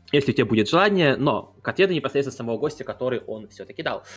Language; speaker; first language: Russian; native; Russian